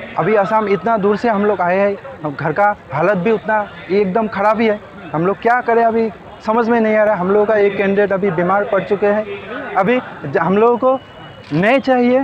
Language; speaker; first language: Hindi; non-native, local second language; Assamese